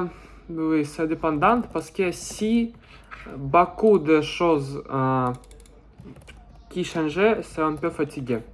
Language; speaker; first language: French; non-native, learner; Russian